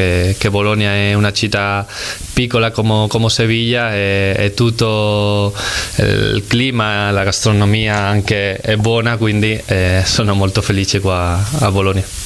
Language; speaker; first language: Italian; non-native, learner; Spanish